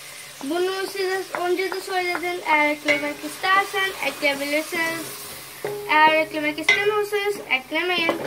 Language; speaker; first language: Turkish; non-native, learner; Urdu